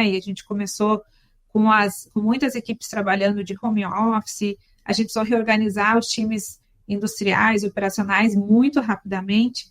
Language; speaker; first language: Portuguese; native; Portuguese